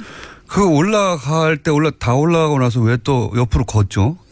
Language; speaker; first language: Korean; native; Korean